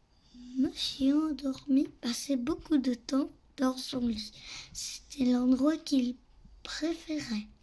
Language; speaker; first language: French; native; French